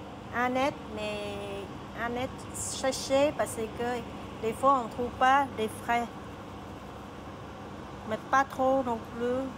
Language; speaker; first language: French; non-native, learner; Vietnamese